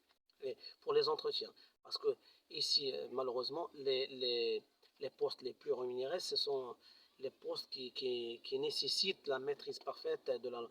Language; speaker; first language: French; non-native, local second language; Arabic